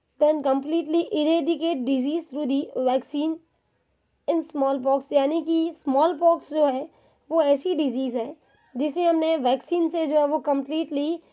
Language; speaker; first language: Hindi; non-native, local second language; Gujarati